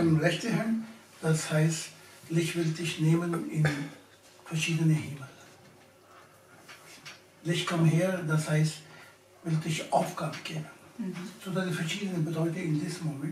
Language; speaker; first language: German; non-native, learner; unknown